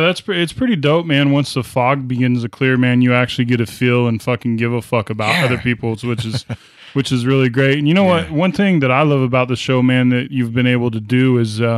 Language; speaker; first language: English; native; English